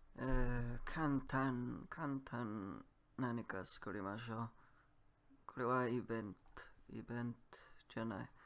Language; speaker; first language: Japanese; non-native, learner; Polish